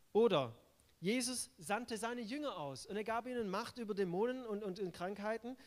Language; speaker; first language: German; native; German